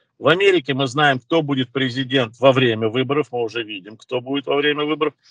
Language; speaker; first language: Russian; early bilingual, other home language; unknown